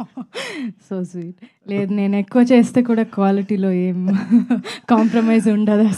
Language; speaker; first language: Telugu; non-native, fluent; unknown